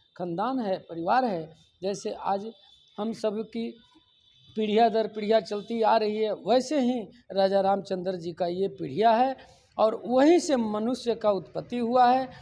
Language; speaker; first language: Hindi; native; Hindi